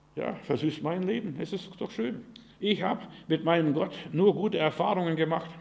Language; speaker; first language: German; non-native, fluent; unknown